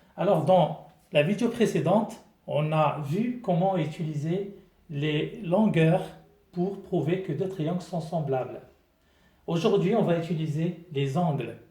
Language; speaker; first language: French; non-native, local second language; Arabic